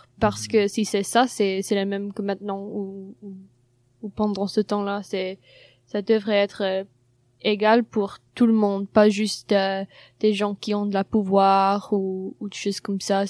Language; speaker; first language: French; non-native, fluent; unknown